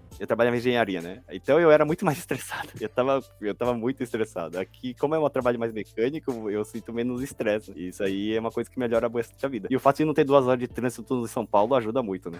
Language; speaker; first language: Portuguese; native; Portuguese